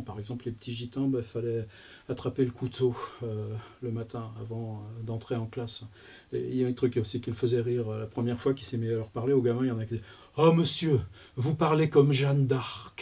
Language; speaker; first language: French; native; French